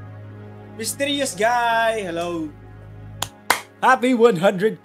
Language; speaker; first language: English; non-native, local second language; Filipino